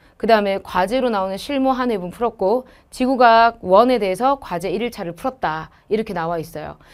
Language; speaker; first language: Korean; native; Korean